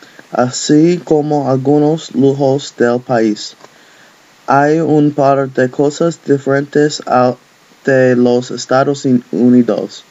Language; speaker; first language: Spanish; non-native, learner; English